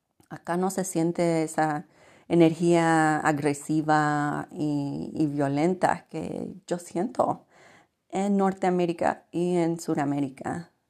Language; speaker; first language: Spanish; early bilingual, heritage; Spanish